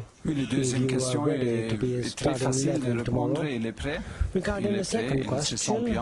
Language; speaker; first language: French; non-native, fluent; German